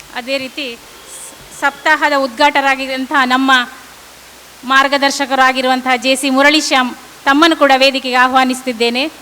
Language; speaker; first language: Kannada; native; Kannada